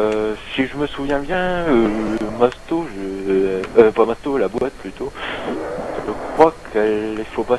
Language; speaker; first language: French; native; French